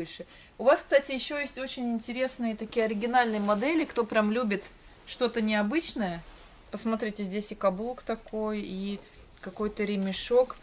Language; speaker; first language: Russian; native; Russian